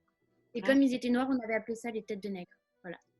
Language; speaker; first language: French; native; French